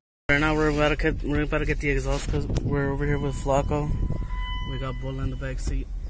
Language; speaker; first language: English; early bilingual, other home language; Spanish